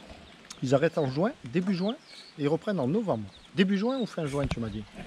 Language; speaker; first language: French; native; French